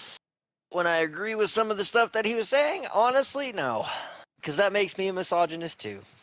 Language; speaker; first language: English; native; English